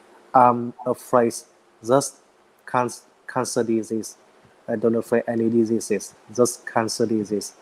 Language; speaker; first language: English; non-native, learner; Vietnamese